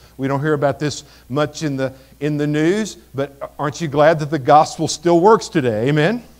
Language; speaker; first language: English; native; English